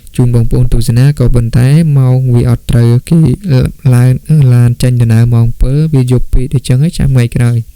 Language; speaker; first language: Khmer; native; Khmer